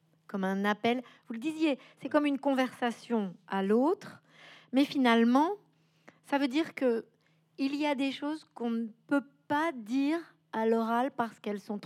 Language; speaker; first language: French; native; French